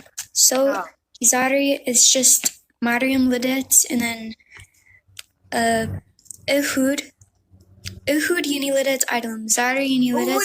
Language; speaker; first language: English; early bilingual, heritage; Amharic